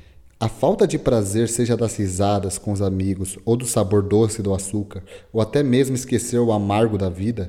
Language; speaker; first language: Portuguese; native; Portuguese